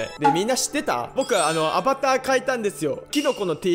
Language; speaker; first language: Japanese; native; Japanese